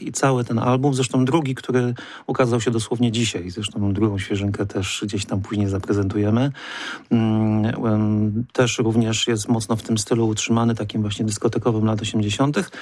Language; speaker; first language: Polish; native; Polish